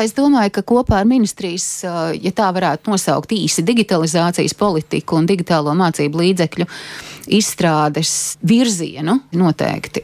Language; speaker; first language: Latvian; native; Latvian